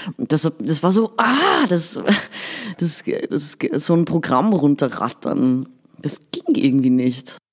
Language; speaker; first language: German; native; German